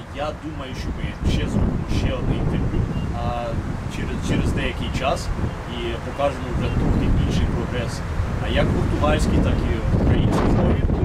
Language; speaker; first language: Ukrainian; native; Ukrainian